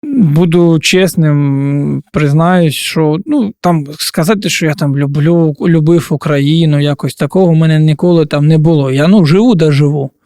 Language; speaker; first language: Ukrainian; non-native, local second language; Russian